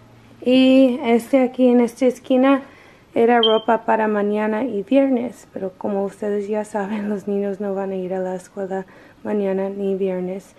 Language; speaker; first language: Spanish; early bilingual, heritage; Spanish